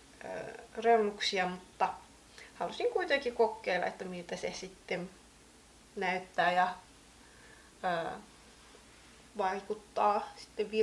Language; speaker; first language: Finnish; native; Finnish